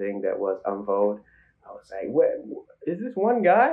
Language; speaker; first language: English; native; English